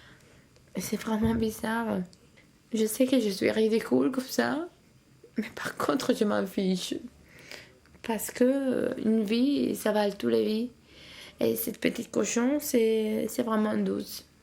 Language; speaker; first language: French; non-native, fluent; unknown